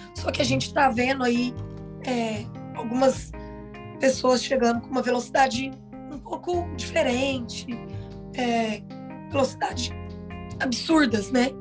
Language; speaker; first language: Portuguese; native; Portuguese